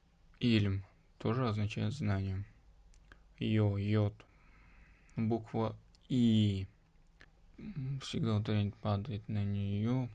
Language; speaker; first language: Russian; non-native, local second language; Tajik